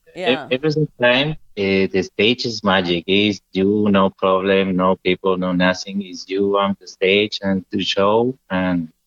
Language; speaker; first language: English; non-native, learner; Spanish